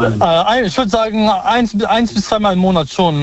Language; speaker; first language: German; early bilingual, other home language; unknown